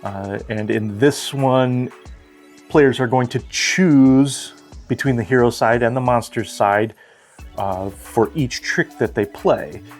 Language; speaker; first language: English; native; English